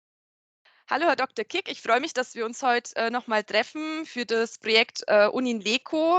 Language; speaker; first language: German; native; German